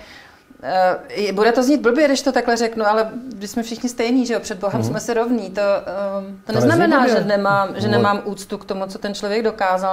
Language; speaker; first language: Czech; native; Czech